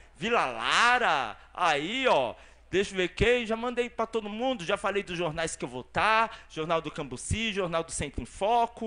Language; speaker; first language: Portuguese; native; Portuguese